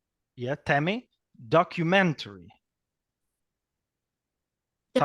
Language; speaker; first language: English; non-native, fluent; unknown